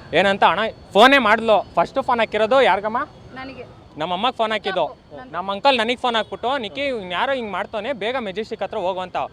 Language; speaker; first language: Kannada; native; Kannada